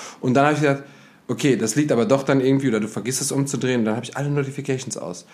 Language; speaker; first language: German; native; German